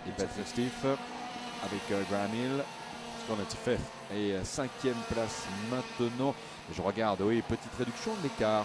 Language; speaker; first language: French; native; French